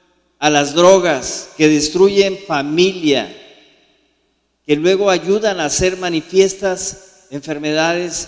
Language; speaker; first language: Spanish; native; Spanish